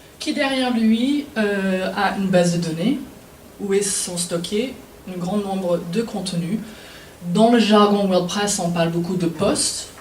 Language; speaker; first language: French; non-native, fluent; English